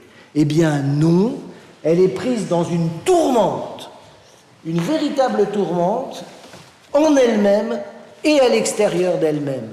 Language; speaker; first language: French; native; French